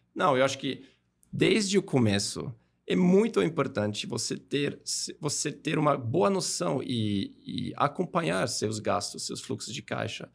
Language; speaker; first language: Portuguese; non-native, fluent; German